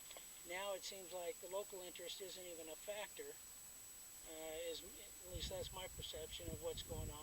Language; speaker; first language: English; native; English